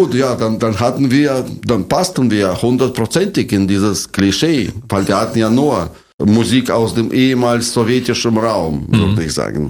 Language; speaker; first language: German; non-native, fluent; Russian